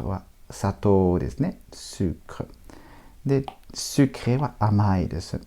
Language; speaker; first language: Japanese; non-native, fluent; French